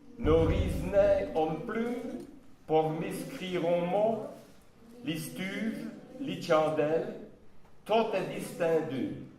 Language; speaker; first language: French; non-native, local second language; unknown